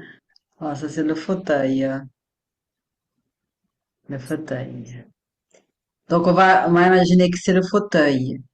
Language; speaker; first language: French; non-native, fluent; Portuguese